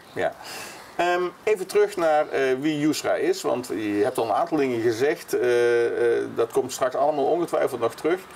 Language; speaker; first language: Dutch; native; Dutch